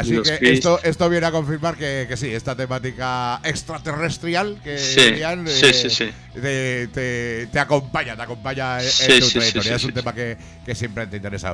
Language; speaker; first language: Spanish; native; Spanish